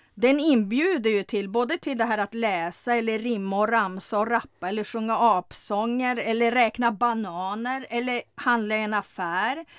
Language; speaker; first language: Swedish; native; Swedish